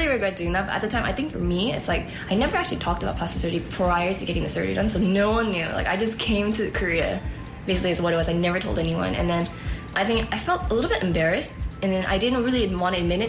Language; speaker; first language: English; native; English